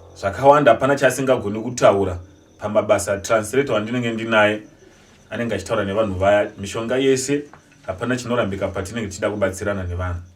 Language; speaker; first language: Shona; non-native, local second language; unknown